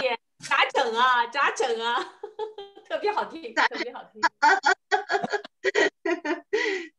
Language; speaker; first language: Chinese; native; Chinese